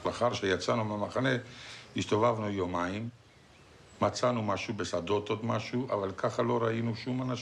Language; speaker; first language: Hebrew; non-native, fluent; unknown